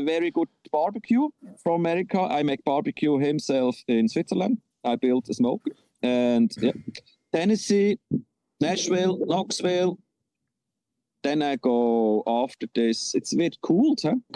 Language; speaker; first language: English; non-native, learner; Swiss German